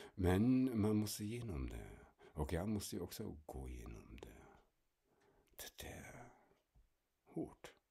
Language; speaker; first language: Swedish; non-native, fluent; German